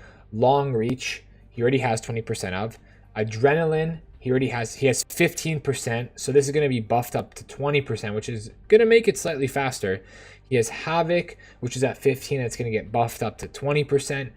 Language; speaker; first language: English; native; English